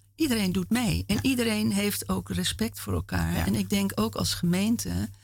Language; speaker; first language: Dutch; native; Dutch